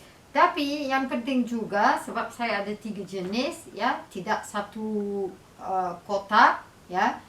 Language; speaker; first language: Indonesian; non-native, fluent; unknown